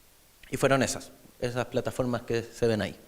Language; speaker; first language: Spanish; native; Spanish